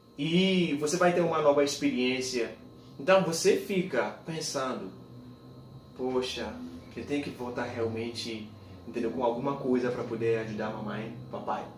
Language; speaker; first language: Portuguese; non-native, fluent; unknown